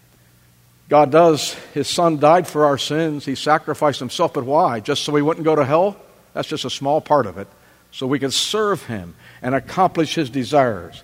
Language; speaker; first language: English; native; English